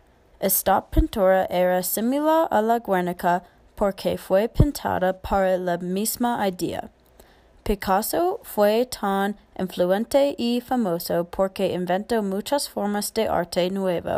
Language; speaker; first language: Spanish; non-native, learner; English